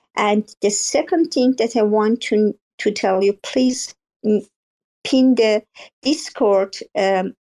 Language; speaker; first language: English; non-native, learner; Persian